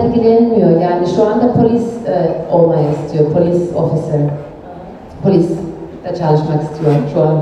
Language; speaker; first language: Turkish; non-native, fluent; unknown